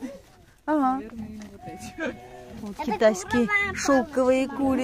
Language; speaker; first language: Russian; native; Russian